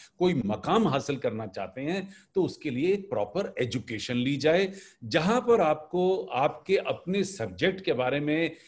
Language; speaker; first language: Hindi; native; Hindi